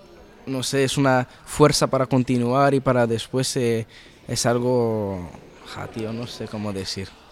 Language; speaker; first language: Spanish; early bilingual, heritage; Arabic